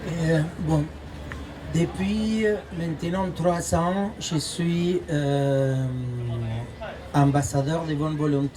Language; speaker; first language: French; non-native, fluent; Spanish